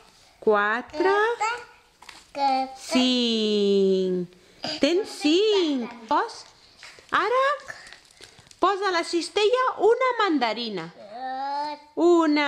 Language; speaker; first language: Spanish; non-native, local second language; Catalan